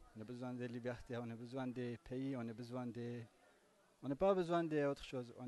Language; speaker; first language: French; non-native, learner; Kurdish